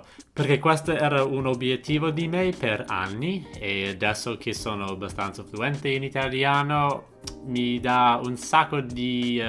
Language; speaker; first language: Italian; non-native, fluent; English